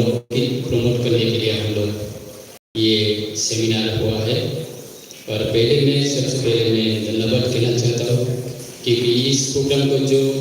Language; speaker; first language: Hindi; non-native, local second language; Kok Borok